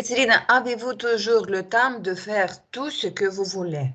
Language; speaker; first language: French; non-native, learner; Russian